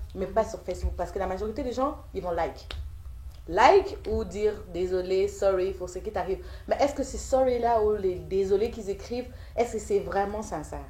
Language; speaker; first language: French; native; French